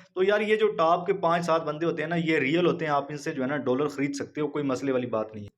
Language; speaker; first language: Urdu; non-native, local second language; Punjabi